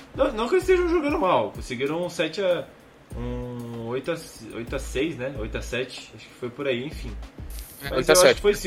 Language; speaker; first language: Portuguese; native; Portuguese